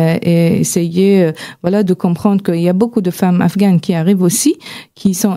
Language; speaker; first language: French; non-native, fluent; Persian